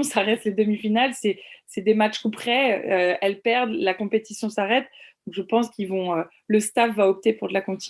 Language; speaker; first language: French; native; French